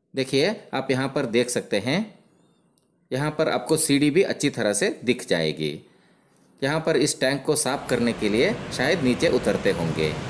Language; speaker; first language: Hindi; non-native, local second language; Kannada